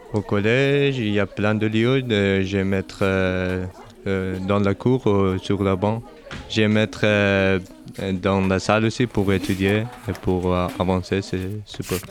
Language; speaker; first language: French; non-native, learner; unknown